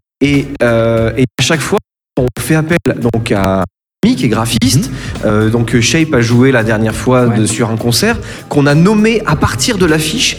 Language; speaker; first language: French; native; French